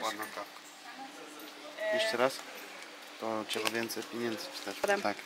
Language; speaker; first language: Polish; non-native, learner; Bulgarian